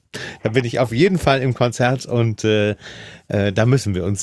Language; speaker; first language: German; native; German